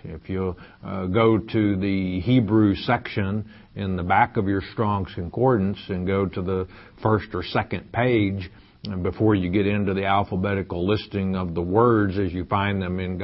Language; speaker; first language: English; native; English